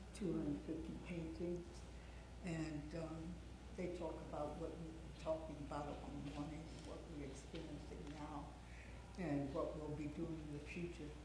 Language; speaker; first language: English; native; English